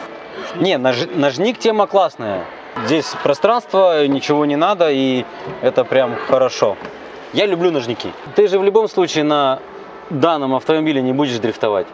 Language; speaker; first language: Russian; native; Russian